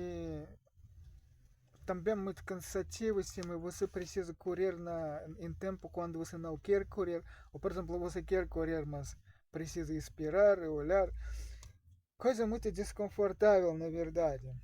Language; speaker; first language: Portuguese; non-native, learner; Russian